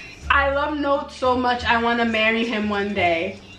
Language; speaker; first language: English; native; English